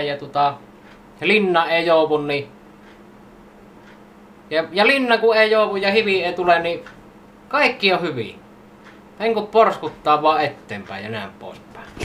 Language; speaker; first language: Finnish; native; Finnish